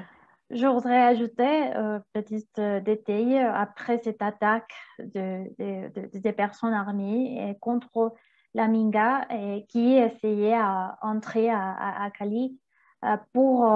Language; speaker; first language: French; non-native, fluent; Spanish